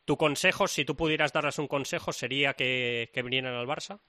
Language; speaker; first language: Spanish; native; Spanish